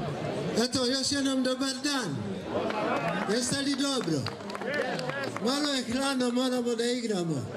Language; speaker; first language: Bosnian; non-native, fluent; Swahili